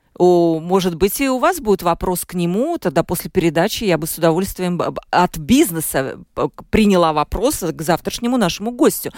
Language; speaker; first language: Russian; native; Russian